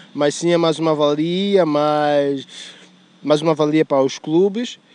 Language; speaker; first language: Portuguese; non-native, local second language; French